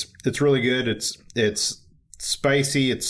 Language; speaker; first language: English; native; English